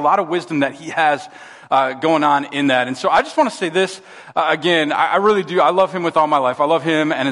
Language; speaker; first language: English; native; English